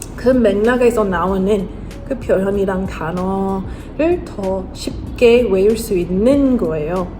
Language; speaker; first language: Korean; non-native, fluent; English